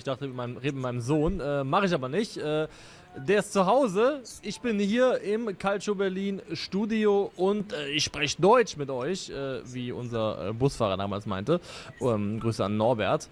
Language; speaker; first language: German; native; German